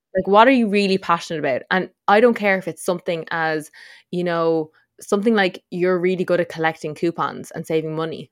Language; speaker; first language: English; native; English